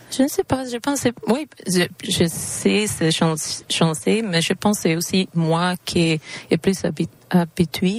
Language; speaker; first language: French; non-native, learner; Swedish